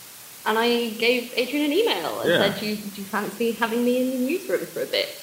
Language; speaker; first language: English; native; English